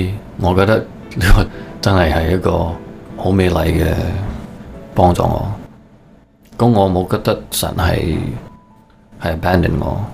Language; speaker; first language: Cantonese; early bilingual, heritage; Cantonese